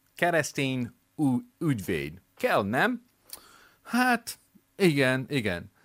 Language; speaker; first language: Hungarian; non-native, fluent; English